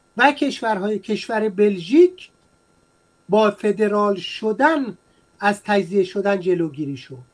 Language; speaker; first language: Persian; native; Persian